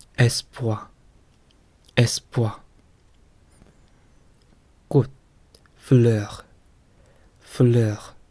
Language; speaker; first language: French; non-native, learner; Korean